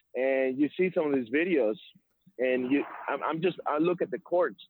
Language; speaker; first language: English; non-native, fluent; Spanish